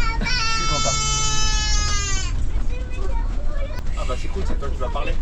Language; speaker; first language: French; native; French